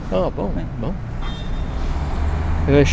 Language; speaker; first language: French; non-native, learner; English